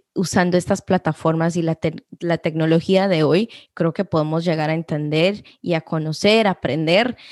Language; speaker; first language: Spanish; native; Spanish